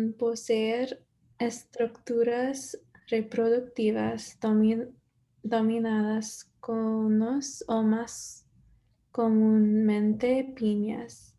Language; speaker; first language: Spanish; non-native, learner; English